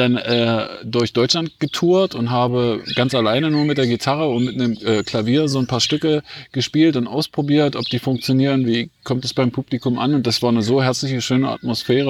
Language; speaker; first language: German; native; German